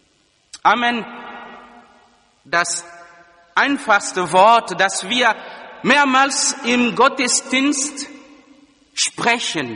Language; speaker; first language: German; non-native, fluent; Lingala